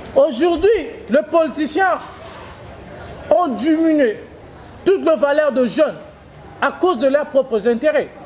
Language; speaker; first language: French; non-native, local second language; Lingala